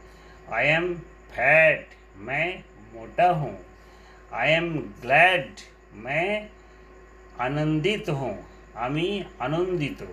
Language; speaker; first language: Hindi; non-native, local second language; Bangla